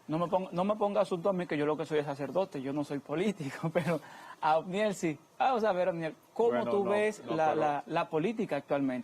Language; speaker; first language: Spanish; native; Spanish